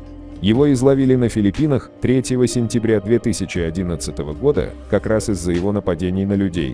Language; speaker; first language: Russian; native; Russian